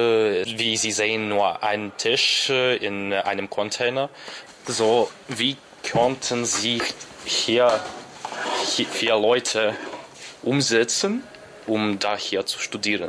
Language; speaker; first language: German; non-native, learner; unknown